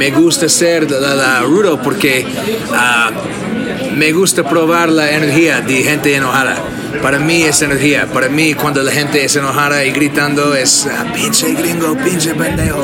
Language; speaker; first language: Spanish; non-native, learner; English